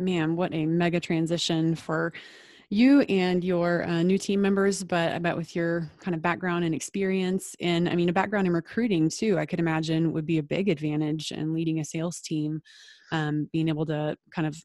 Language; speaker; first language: English; native; English